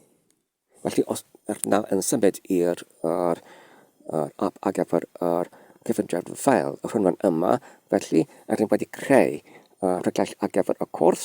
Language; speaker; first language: Welsh; non-native, learner; English